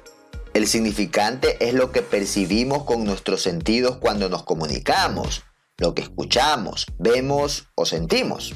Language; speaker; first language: Spanish; native; Spanish